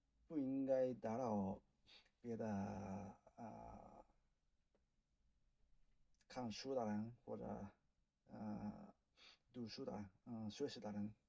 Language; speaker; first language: Chinese; non-native, learner; Japanese